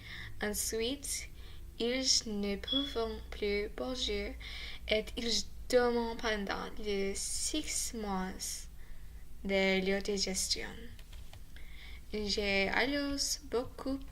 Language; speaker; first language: French; non-native, learner; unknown